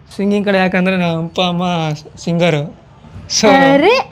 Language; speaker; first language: Kannada; non-native, fluent; Nepali